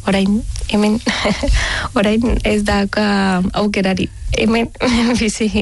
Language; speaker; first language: Basque; non-native, learner; Spanish